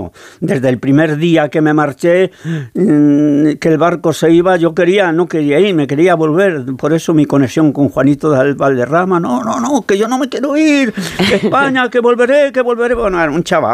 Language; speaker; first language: Spanish; native; Spanish